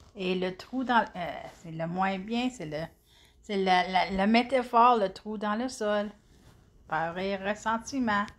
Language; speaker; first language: French; native; French